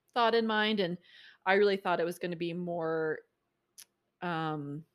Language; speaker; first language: English; native; English